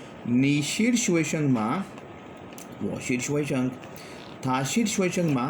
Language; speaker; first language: Chinese; non-native, learner; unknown